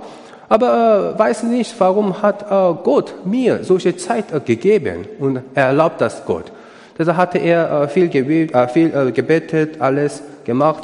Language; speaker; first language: German; non-native, learner; Korean